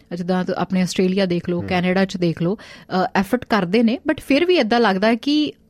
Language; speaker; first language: Punjabi; early bilingual, heritage; Punjabi